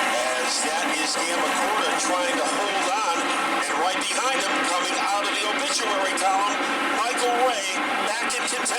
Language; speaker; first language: English; native; English